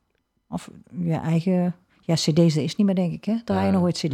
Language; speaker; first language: Dutch; native; Dutch